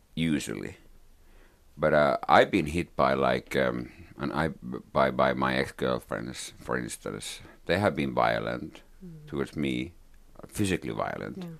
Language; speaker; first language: English; non-native, fluent; Finnish